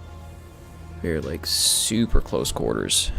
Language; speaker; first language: English; native; English